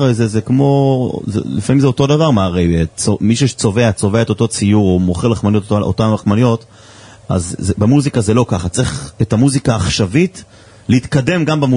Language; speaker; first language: Hebrew; native; Hebrew